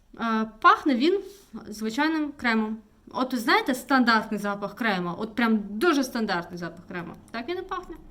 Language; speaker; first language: Ukrainian; non-native, local second language; Russian